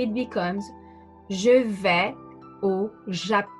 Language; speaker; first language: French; non-native, fluent; English